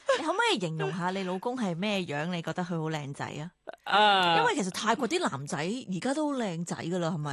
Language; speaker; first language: Cantonese; native; Cantonese